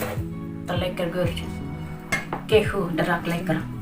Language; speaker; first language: Dutch; non-native, learner; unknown